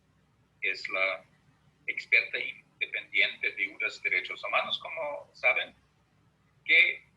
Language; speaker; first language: Spanish; non-native, fluent; German